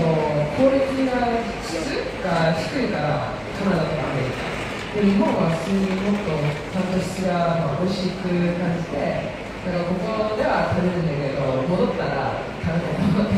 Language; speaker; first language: Japanese; early bilingual, heritage; Japanese